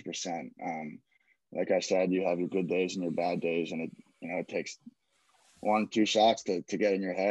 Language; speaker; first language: English; native; English